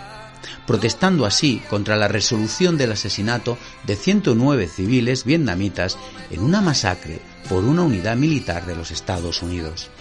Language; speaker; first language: Spanish; native; Spanish